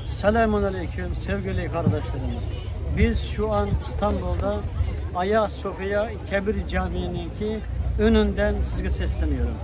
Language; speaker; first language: Turkish; non-native, fluent; Uyghur